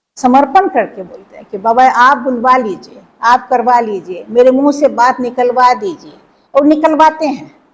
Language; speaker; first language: Hindi; native; Hindi